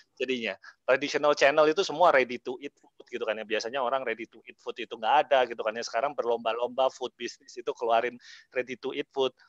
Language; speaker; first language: Indonesian; native; Indonesian